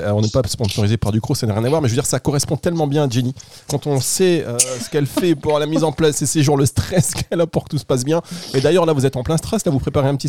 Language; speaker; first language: French; native; French